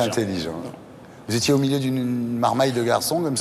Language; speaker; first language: French; native; French